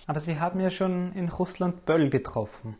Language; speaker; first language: German; native; German